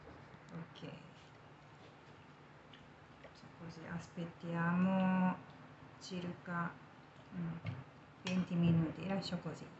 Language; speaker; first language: Italian; non-native, learner; Japanese